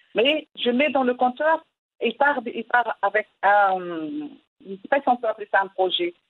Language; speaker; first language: French; non-native, local second language; Arabic